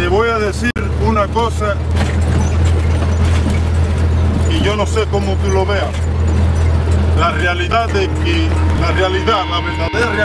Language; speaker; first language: Spanish; native; Spanish